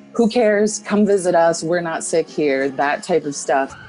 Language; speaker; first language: English; native; English